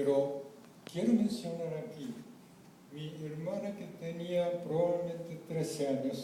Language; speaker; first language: Spanish; non-native, fluent; Japanese